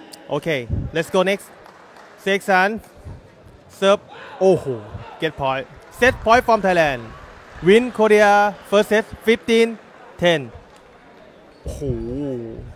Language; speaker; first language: English; non-native, learner; Thai